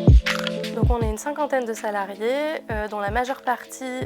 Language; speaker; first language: French; native; French